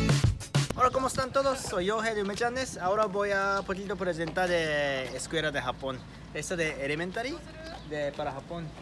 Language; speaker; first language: Spanish; non-native, learner; Japanese